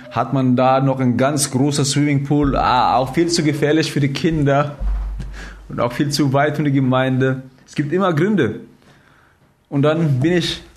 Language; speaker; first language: German; non-native, fluent; Filipino